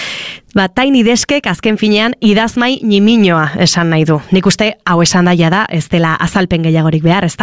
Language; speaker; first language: Basque; native; Basque